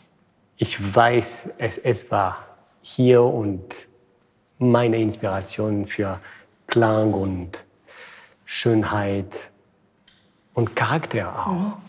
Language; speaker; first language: German; non-native, fluent; French